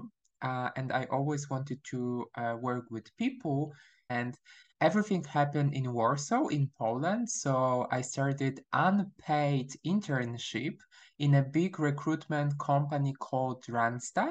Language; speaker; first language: English; non-native, fluent; Polish